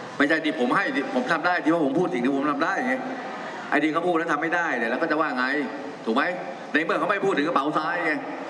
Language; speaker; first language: Thai; native; Thai